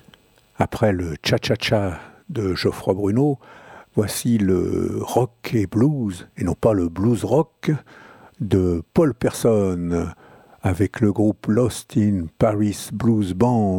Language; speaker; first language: French; native; French